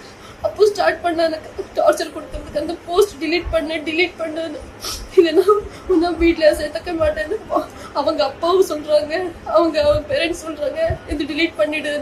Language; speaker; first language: Tamil; non-native, local second language; Kannada